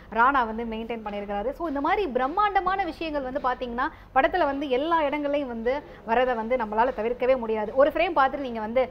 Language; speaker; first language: Tamil; native; Tamil